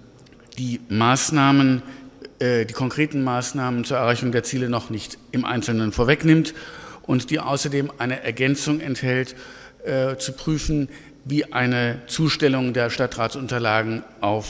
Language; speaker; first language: German; native; German